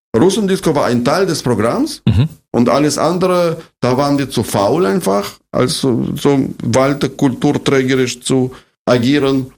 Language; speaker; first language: German; non-native, fluent; Russian